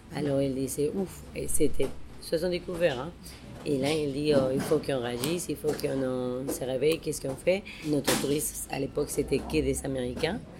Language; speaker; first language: French; non-native, fluent; Spanish